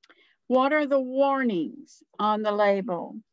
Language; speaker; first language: English; native; English